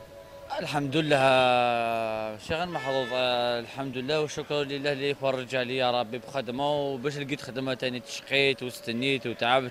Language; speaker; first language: Arabic; native; Arabic